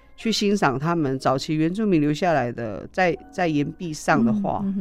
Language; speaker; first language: Chinese; non-native, local second language; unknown